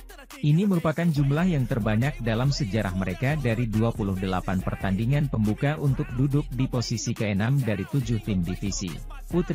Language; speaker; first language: Indonesian; native; Indonesian